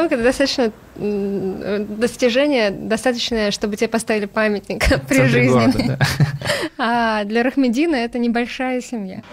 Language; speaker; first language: Russian; native; Russian